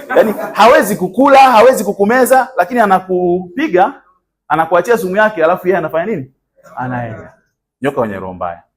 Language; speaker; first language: Swahili; native; Swahili